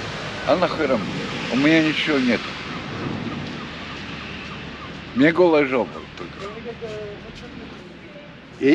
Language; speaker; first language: Russian; non-native, local second language; Latvian